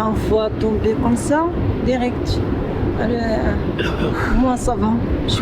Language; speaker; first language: French; non-native, learner; Arabic